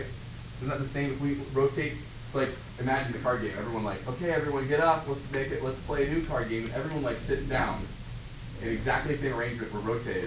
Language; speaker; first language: English; native; English